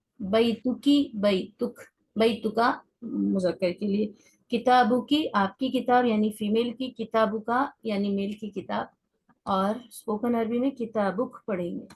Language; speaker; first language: Urdu; native; Urdu